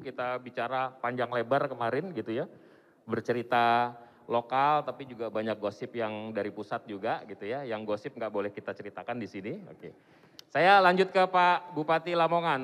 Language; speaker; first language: Indonesian; native; Indonesian